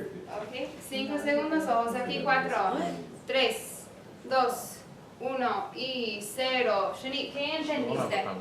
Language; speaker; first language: Spanish; non-native, fluent; English